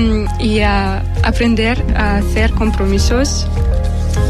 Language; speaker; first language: Spanish; non-native, fluent; German